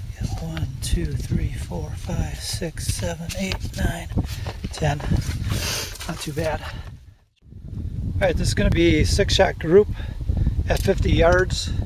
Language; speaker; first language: English; native; English